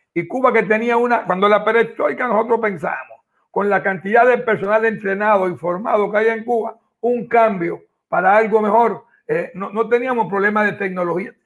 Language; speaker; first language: Spanish; native; Spanish